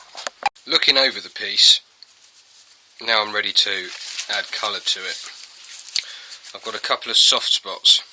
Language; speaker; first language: English; native; English